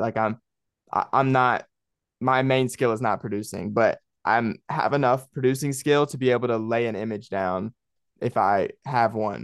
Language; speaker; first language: English; native; English